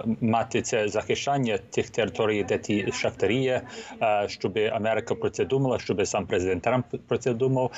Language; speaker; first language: Ukrainian; early bilingual, heritage; Ukrainian